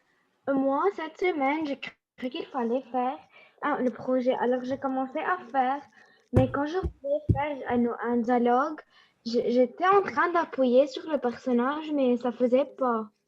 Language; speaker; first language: French; non-native, local second language; Arabic